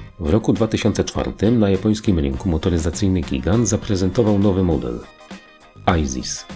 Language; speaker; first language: Polish; native; Polish